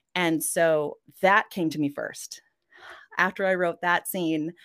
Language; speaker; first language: English; non-native, fluent; Norwegian